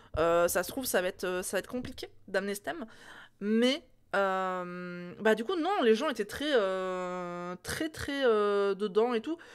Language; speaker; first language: French; native; French